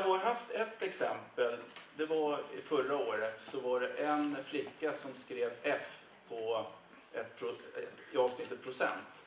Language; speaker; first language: Swedish; native; Swedish